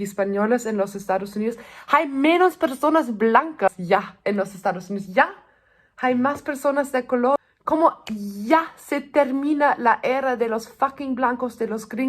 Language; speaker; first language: Spanish; non-native, fluent; German